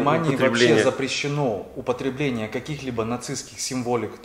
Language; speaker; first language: Russian; native; Russian